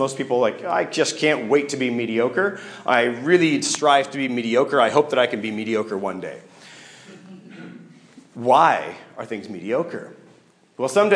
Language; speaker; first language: English; native; English